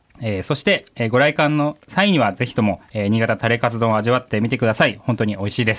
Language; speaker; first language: Japanese; native; Japanese